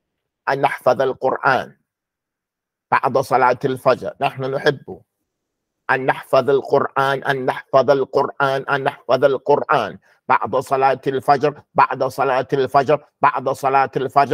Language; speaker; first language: Arabic; non-native, fluent; English